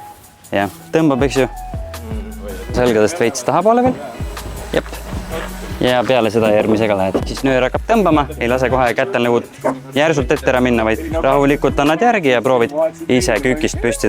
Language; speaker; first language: Estonian; native; Estonian